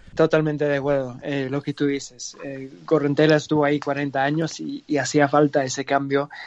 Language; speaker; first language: Spanish; non-native, fluent; English